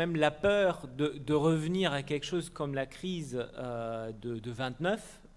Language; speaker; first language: French; non-native, fluent; German